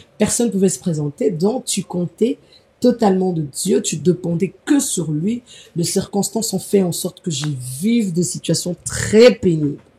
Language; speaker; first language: French; non-native, local second language; Lingala